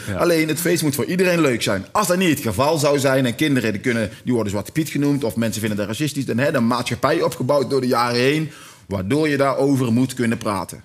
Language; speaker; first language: Dutch; native; Dutch